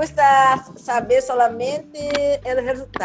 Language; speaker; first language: Spanish; non-native, learner; Portuguese